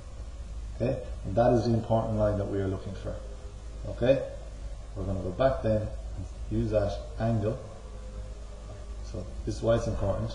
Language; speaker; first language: English; native; English